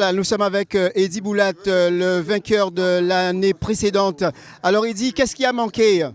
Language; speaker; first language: French; native; French